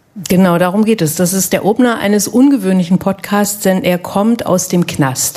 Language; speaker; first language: German; native; German